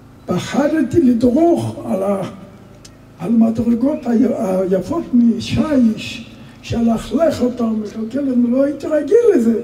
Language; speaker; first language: Hebrew; non-native, fluent; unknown